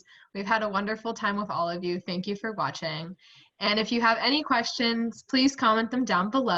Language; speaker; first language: English; native; English